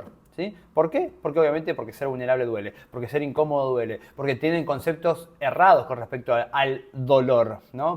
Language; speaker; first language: Spanish; native; Spanish